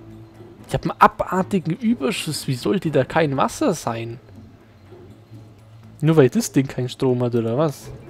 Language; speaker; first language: German; native; German